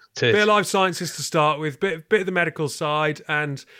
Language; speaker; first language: English; native; English